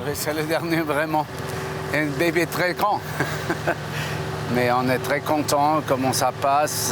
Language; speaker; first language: French; non-native, fluent; German